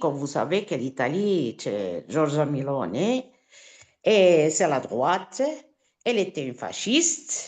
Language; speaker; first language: French; non-native, fluent; Italian